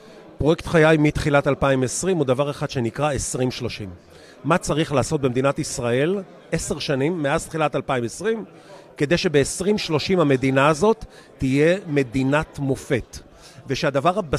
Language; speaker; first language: Hebrew; native; Hebrew